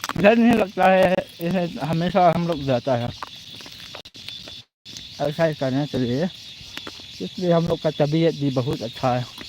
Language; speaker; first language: Hindi; non-native, local second language; Thado Chin